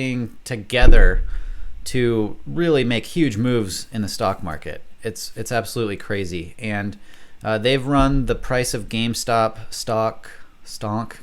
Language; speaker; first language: English; native; English